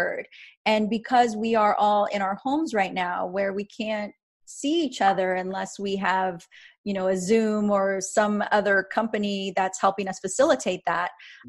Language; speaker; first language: English; native; English